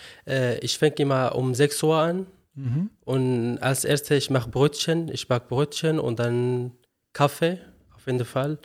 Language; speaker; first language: German; non-native, learner; Arabic